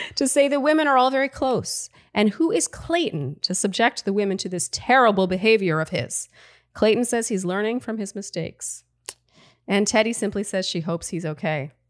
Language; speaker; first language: English; native; English